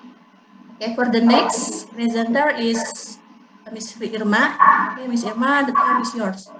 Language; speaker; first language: English; non-native, learner; Indonesian